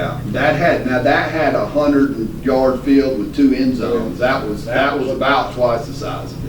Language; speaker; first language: English; native; English